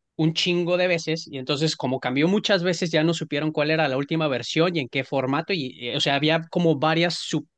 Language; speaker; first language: Spanish; native; Spanish